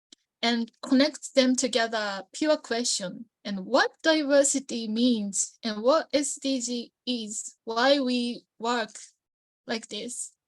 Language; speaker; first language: English; non-native, learner; Japanese